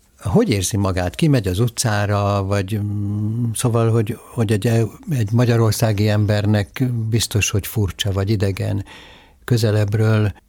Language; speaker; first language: Hungarian; native; Hungarian